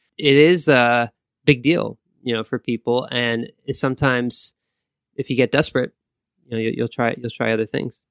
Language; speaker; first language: English; native; English